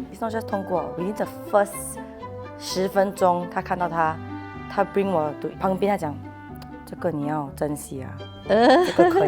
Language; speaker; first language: Chinese; non-native, local second language; English